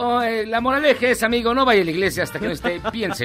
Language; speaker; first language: Spanish; native; Spanish